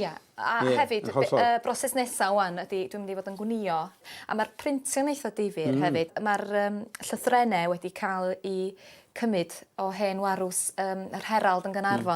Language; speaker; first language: Welsh; native; Welsh